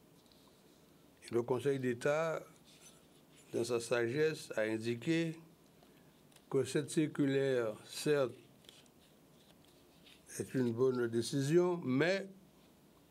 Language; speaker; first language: French; native; French